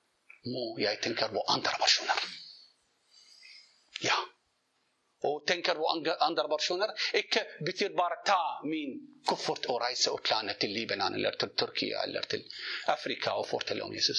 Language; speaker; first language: Swedish; non-native, learner; Arabic